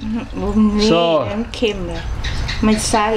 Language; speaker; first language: German; non-native, learner; Thai